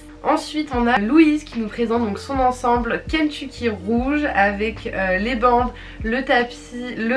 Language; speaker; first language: French; native; French